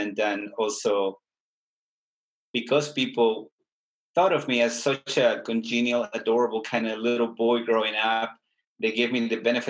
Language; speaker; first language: English; non-native, fluent; Spanish